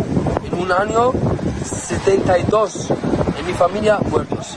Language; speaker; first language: Spanish; non-native, learner; Arabic